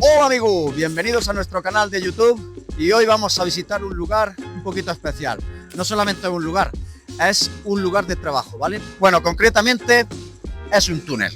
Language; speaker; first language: Spanish; native; Spanish